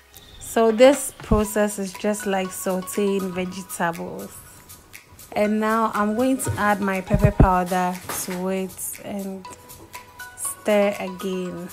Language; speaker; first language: English; non-native, local second language; Akan